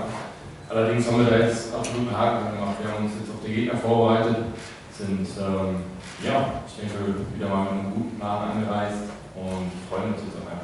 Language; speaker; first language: German; native; German